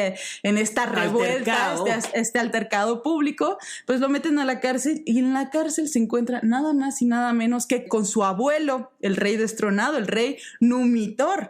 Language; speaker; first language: Spanish; native; Spanish